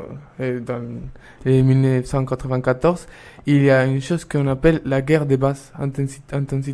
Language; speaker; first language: French; non-native, fluent; Spanish